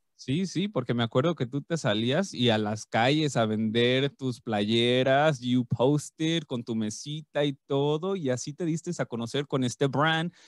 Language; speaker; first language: Spanish; native; Spanish